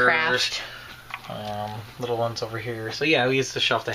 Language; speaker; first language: English; native; English